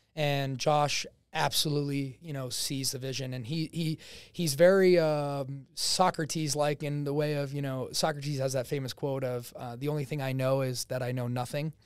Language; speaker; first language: English; native; English